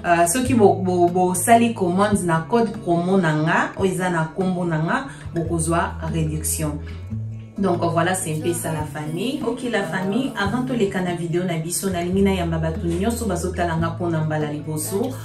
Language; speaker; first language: French; non-native, local second language; Lingala